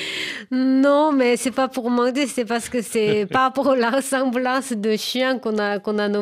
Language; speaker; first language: French; non-native, fluent; Korean